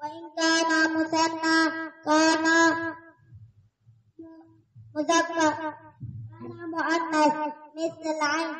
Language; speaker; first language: Arabic; non-native, learner; Indonesian